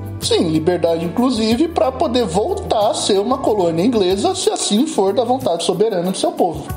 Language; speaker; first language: Portuguese; native; Portuguese